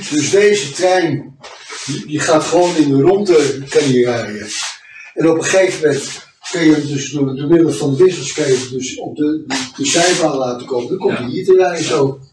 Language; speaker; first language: Dutch; early bilingual, other home language; French